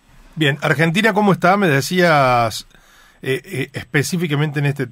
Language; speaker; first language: Spanish; native; Spanish